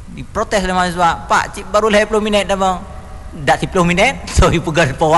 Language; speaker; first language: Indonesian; non-native, local second language; Achinese